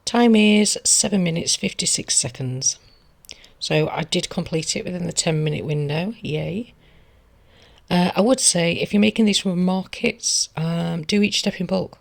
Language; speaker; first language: English; native; English